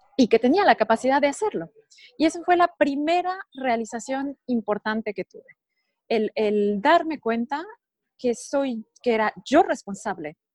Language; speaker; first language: Spanish; native; Spanish